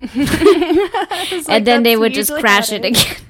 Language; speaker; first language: English; non-native, fluent; German